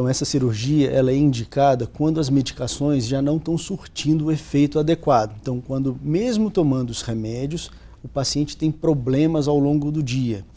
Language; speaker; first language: Portuguese; native; Portuguese